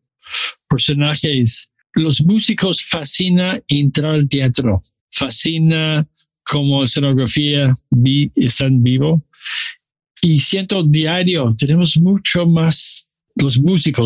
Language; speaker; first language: Spanish; non-native, learner; English